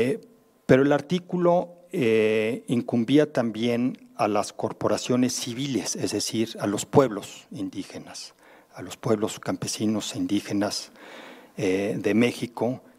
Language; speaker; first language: Spanish; native; Spanish